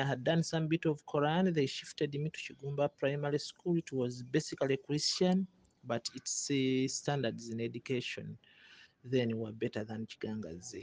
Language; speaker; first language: English; non-native, local second language; Ganda